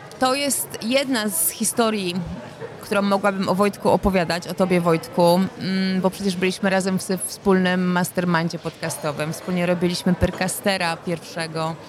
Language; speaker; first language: Polish; native; Polish